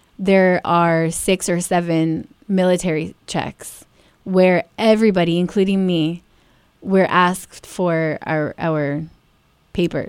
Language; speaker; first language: English; native; English